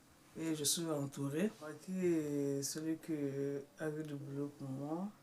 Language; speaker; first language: French; non-native, learner; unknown